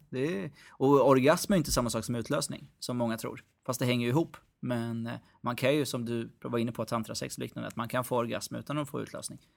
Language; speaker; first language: Swedish; early bilingual, other home language; Arabic